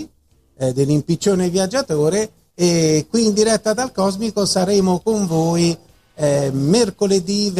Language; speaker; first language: Italian; native; Italian